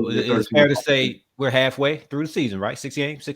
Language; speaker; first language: English; native; English